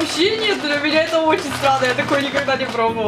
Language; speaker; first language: Russian; native; Russian